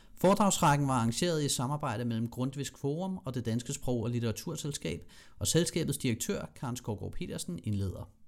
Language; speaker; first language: Danish; native; Danish